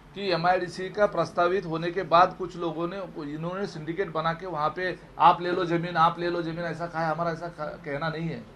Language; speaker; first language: Hindi; non-native, local second language; Marathi